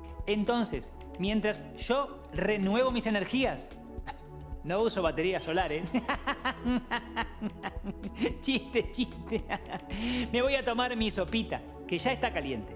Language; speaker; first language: Spanish; native; Spanish